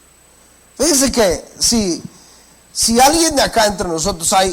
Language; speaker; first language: Spanish; native; Spanish